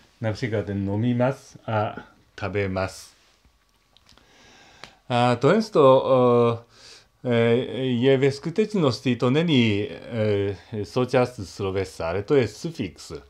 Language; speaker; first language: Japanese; non-native, learner; Czech